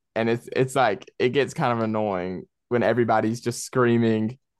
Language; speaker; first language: English; native; English